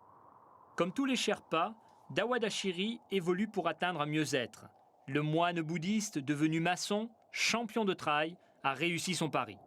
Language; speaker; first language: French; native; French